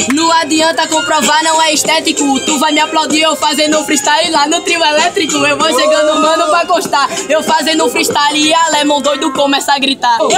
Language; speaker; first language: Portuguese; native; Portuguese